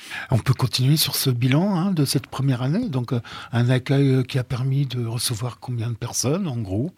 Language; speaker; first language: French; native; French